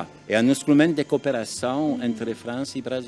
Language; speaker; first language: Portuguese; non-native, learner; French